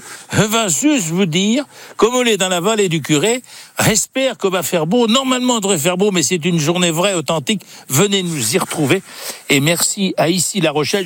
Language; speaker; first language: French; native; French